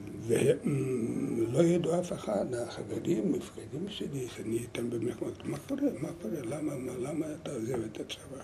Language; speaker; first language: Hebrew; non-native, learner; Lithuanian